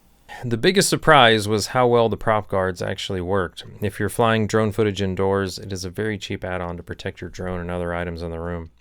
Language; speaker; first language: English; native; English